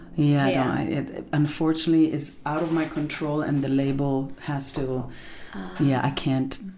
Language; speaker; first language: English; non-native, fluent; Italian